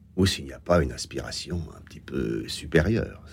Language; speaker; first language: French; native; French